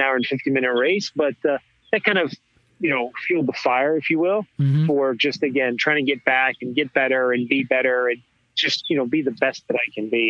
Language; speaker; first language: English; native; English